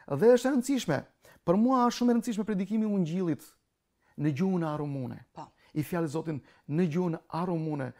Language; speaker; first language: Albanian; non-native, local second language; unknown